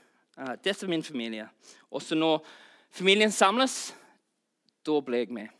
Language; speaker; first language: Norwegian; non-native, fluent; English